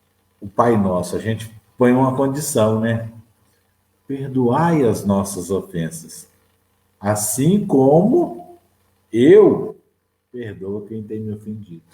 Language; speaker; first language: Portuguese; native; Portuguese